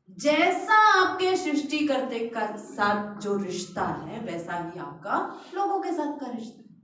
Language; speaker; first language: Hindi; non-native, local second language; Malayalam